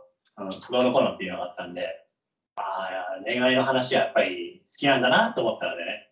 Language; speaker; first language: Japanese; native; Japanese